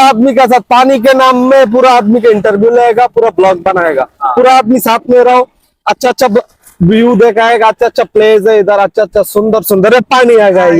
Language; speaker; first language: Hindi; non-native, learner; Bangla